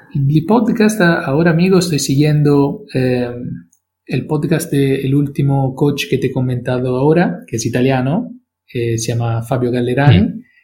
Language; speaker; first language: Spanish; non-native, fluent; Italian